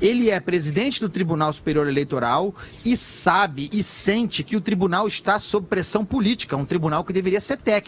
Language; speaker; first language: Portuguese; native; Portuguese